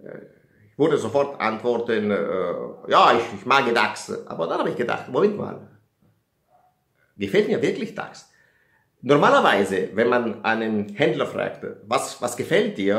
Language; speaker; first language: German; non-native, fluent; Italian